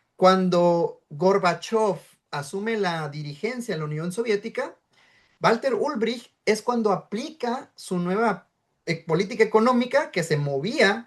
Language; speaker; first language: Spanish; native; Spanish